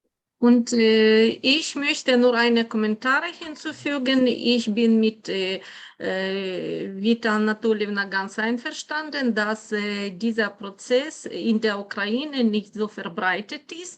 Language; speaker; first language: German; non-native, fluent; Ukrainian